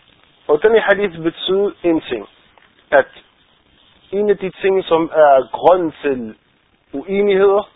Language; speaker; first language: Danish; non-native, fluent; Arabic